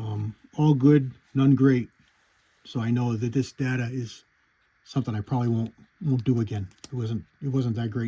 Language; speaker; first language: English; native; English